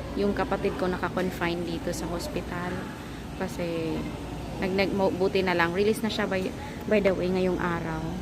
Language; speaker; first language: Filipino; non-native, local second language; Cebuano